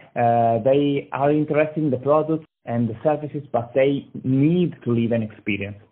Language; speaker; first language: English; non-native, learner; Italian